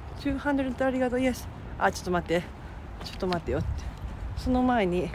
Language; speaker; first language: Japanese; non-native, fluent; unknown